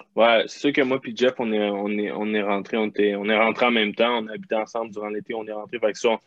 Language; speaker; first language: French; native; French